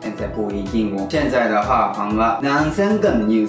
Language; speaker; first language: Chinese; non-native, learner; Japanese